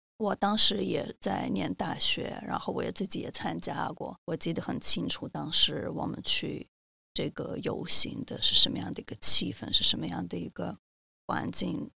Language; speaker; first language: Chinese; non-native, fluent; Russian